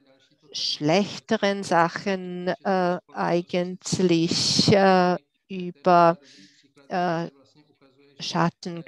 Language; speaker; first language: German; non-native, fluent; Czech